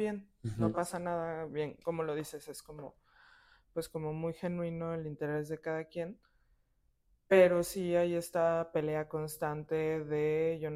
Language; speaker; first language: Spanish; native; Spanish